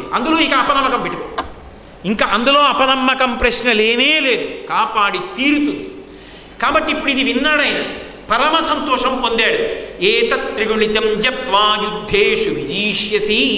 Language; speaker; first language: Telugu; native; Telugu